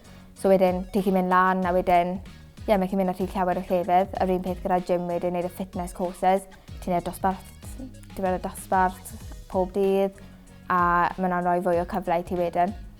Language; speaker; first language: Welsh; native; Welsh